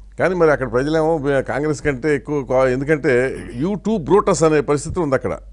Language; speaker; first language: Telugu; native; Telugu